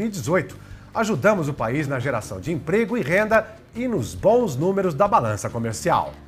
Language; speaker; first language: Portuguese; native; Portuguese